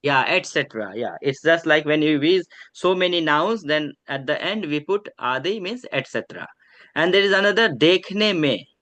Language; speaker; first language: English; non-native, local second language; Hindi